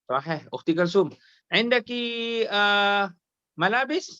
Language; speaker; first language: Arabic; non-native, fluent; Malay